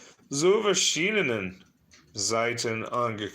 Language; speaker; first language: German; non-native, learner; English